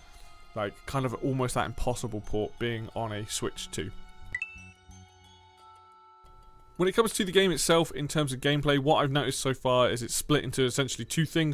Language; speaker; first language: English; native; English